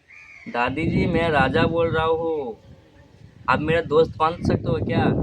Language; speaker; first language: Hindi; non-native, local second language; Bangla